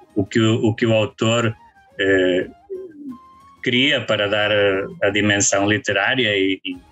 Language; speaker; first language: Portuguese; native; Portuguese